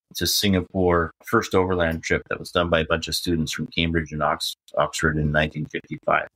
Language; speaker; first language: English; native; English